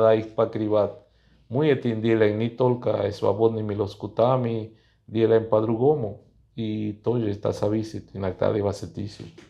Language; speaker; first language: Russian; non-native, fluent; Spanish